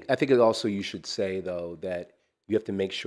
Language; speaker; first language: English; native; English